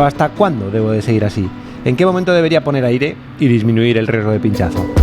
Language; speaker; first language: Spanish; native; Spanish